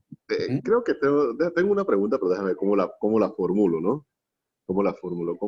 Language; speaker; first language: Spanish; native; Spanish